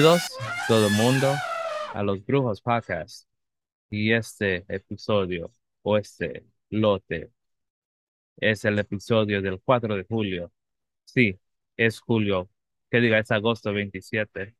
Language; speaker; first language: Spanish; early bilingual, heritage; Spanish